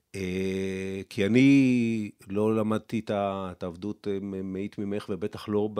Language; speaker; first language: Hebrew; native; Hebrew